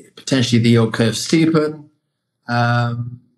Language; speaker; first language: English; native; English